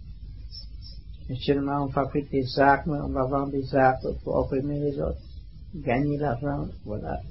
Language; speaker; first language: French; non-native, learner; Vietnamese